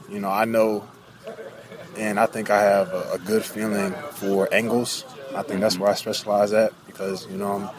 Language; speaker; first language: English; native; English